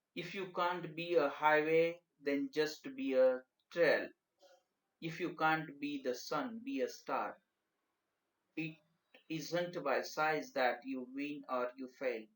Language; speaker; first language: English; non-native, local second language; Marathi